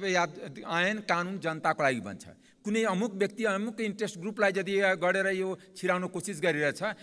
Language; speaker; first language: Nepali; non-native, local second language; Maithili